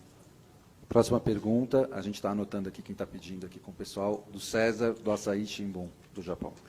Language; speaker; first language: Portuguese; native; Portuguese